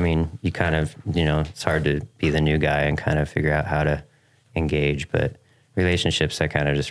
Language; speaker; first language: English; native; English